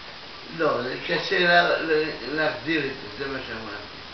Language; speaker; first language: Hebrew; non-native, fluent; Russian